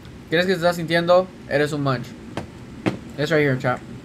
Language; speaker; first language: Spanish; early bilingual, heritage; Spanish